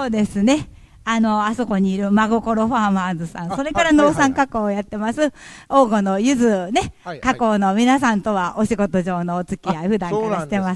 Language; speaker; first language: Japanese; native; Japanese